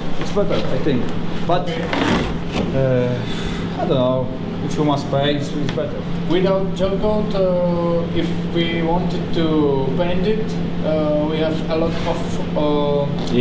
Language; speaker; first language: English; non-native, learner; Czech